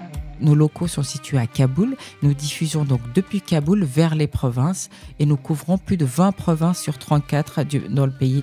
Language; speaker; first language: French; early bilingual, other home language; Persian